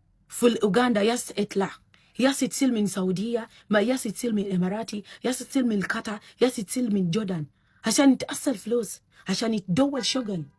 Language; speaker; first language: Arabic; non-native, learner; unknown